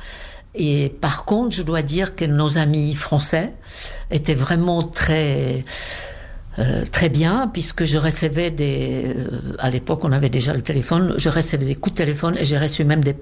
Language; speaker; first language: French; non-native, fluent; Czech